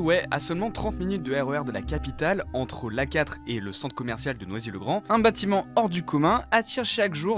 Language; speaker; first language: French; native; French